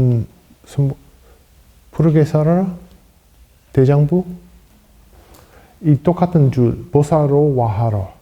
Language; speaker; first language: Korean; non-native, fluent; English